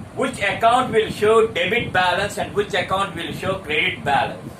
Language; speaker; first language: English; non-native, local second language; Telugu